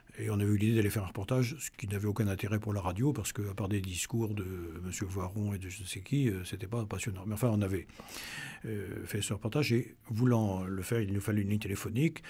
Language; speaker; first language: French; native; French